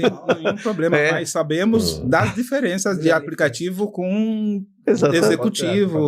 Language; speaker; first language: Portuguese; non-native, fluent; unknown